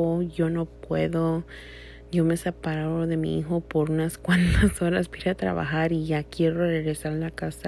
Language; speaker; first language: Spanish; early bilingual, heritage; Spanish